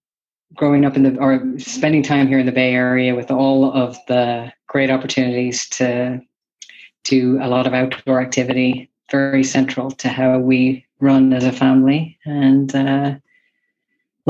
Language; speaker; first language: English; native; English